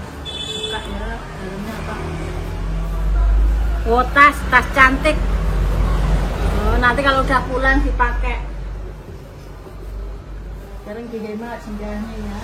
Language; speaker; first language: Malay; non-native, local second language; Javanese